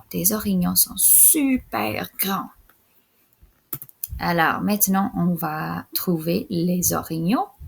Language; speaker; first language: French; non-native, local second language; English